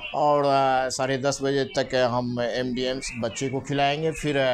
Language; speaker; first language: Hindi; native; Hindi